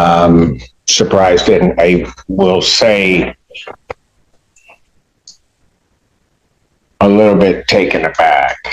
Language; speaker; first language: English; native; English